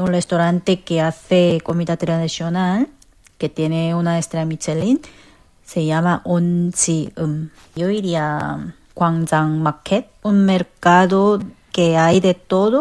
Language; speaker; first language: Spanish; non-native, fluent; Korean